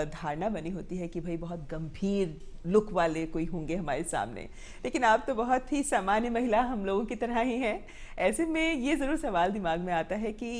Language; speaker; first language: Hindi; native; Hindi